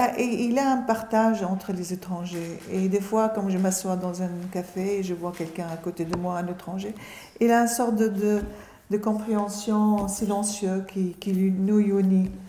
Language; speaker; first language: French; non-native, fluent; Arabic